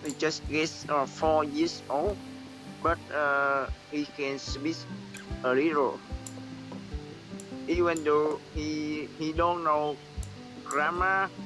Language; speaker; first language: English; non-native, learner; Vietnamese